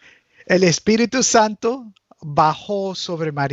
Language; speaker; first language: Spanish; early bilingual, heritage; Spanish